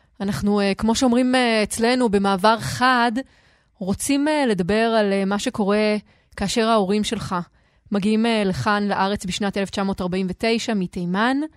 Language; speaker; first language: Hebrew; native; Hebrew